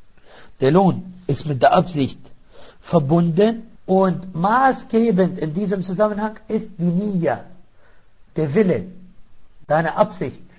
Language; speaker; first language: German; non-native, fluent; Arabic